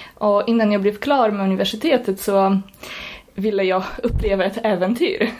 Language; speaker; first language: Swedish; non-native, fluent; Polish